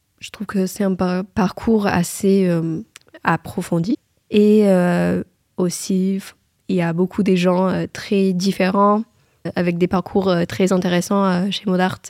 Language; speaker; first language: French; non-native, fluent; English